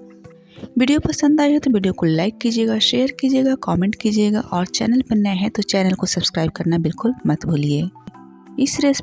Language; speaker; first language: Hindi; native; Hindi